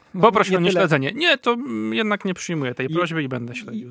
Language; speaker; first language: Polish; native; Polish